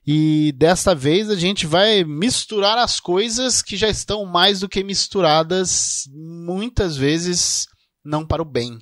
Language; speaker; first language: Portuguese; native; Portuguese